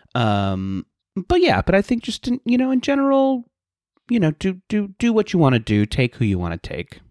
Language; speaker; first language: English; native; English